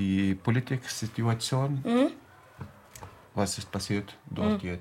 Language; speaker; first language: German; non-native, learner; Arabic